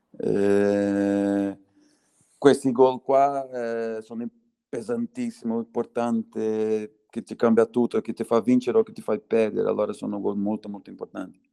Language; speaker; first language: Italian; non-native, fluent; Portuguese